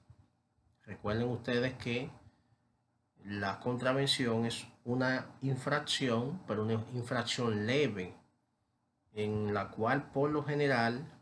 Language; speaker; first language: Spanish; native; Spanish